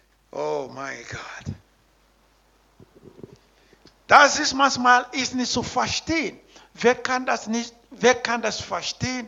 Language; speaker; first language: German; non-native, learner; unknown